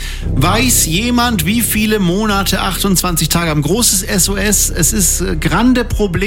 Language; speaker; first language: German; native; German